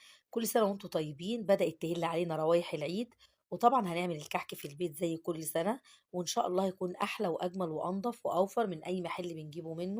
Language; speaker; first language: Arabic; native; Arabic